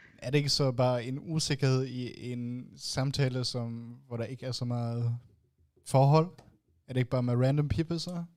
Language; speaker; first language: Danish; non-native, local second language; German